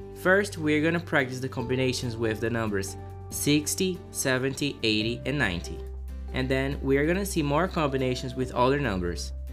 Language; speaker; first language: English; non-native, fluent; Portuguese